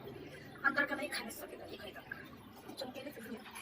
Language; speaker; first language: Hindi; non-native, local second language; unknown